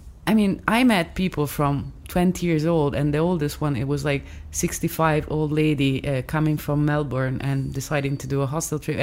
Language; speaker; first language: English; non-native, fluent; Italian